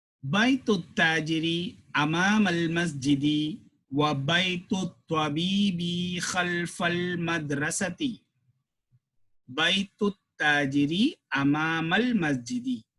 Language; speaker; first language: Arabic; non-native, fluent; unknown